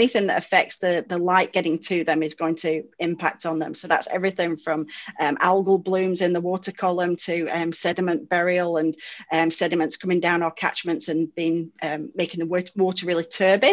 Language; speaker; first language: English; native; English